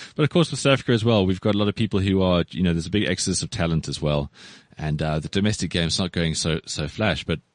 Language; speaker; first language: English; native; English